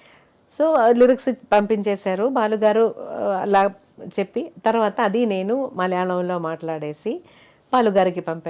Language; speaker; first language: Telugu; non-native, local second language; Malayalam